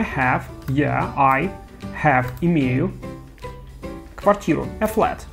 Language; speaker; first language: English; non-native, fluent; Russian